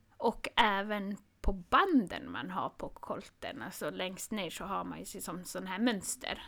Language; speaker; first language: Swedish; non-native, local second language; Northern Sami